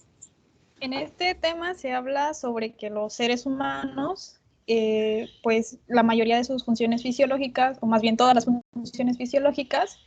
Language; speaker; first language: Spanish; native; Spanish